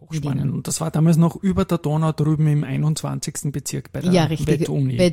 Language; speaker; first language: German; native; German